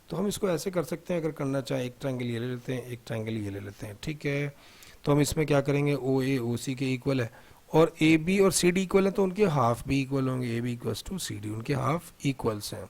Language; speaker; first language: Hindi; native; Hindi